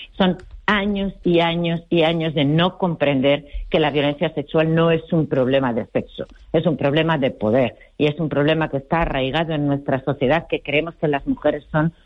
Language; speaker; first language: Spanish; native; Spanish